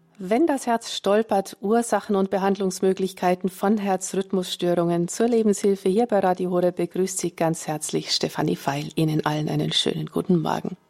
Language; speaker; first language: German; native; German